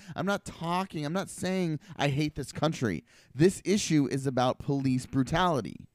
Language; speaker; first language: English; native; English